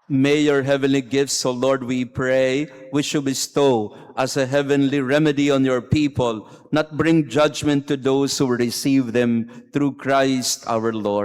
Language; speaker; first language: English; non-native, local second language; Filipino